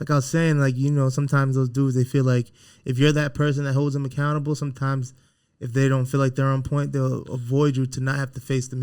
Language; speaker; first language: English; native; English